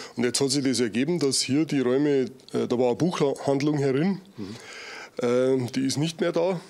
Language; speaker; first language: German; native; German